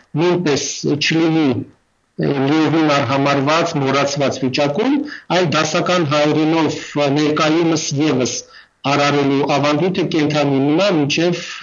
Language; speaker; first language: Armenian; non-native, fluent; Russian